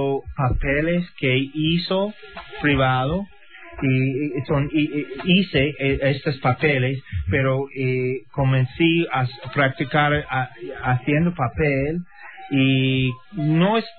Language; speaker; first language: Spanish; non-native, learner; English